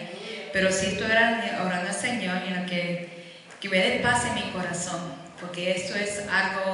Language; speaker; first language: Spanish; early bilingual, heritage; Spanish